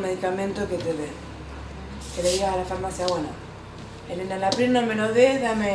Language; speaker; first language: Spanish; native; Spanish